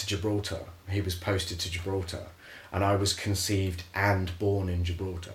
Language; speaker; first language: English; native; English